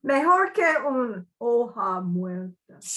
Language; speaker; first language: Spanish; non-native, learner; English